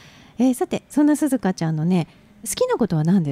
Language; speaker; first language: Japanese; native; Japanese